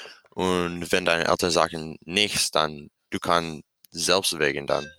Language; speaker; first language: German; non-native, learner; English